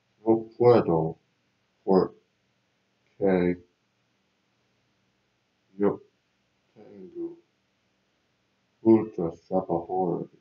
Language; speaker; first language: Spanish; non-native, learner; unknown